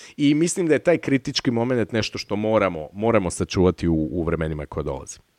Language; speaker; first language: Serbian; native; Serbian